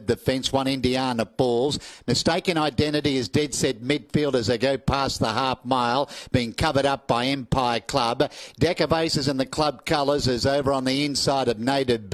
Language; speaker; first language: English; native; English